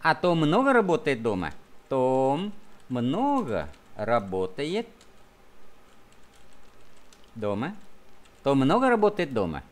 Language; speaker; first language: Russian; non-native, fluent; Vietnamese